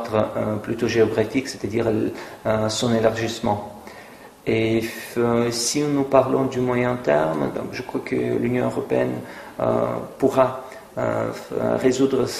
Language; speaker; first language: French; non-native, fluent; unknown